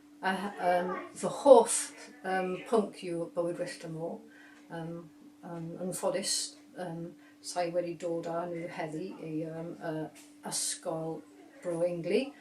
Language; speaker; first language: Welsh; non-native, local second language; English